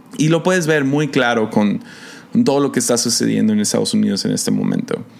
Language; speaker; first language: Spanish; non-native, fluent; English